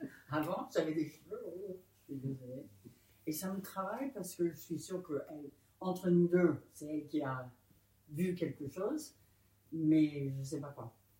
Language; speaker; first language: French; native; French